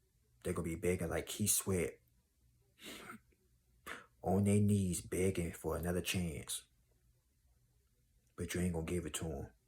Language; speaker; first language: English; native; English